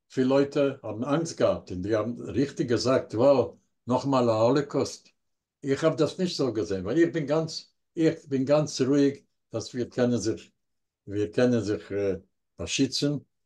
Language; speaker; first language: German; non-native, learner; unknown